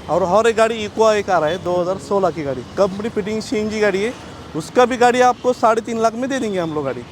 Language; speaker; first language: Hindi; non-native, local second language; Marathi